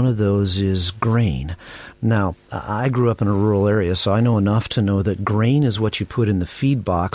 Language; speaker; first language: English; native; English